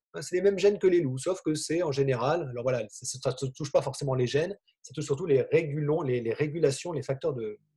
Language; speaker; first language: French; native; French